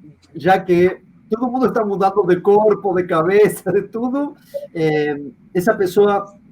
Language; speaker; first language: Portuguese; non-native, fluent; Spanish